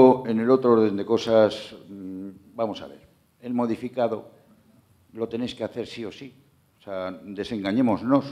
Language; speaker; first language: Spanish; native; Spanish